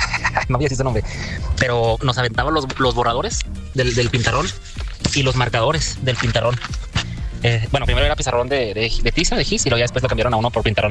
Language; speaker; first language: Spanish; native; Spanish